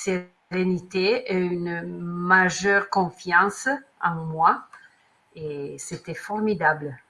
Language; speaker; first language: French; non-native, learner; Italian